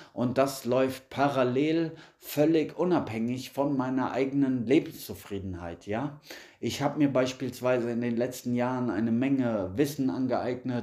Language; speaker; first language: German; native; German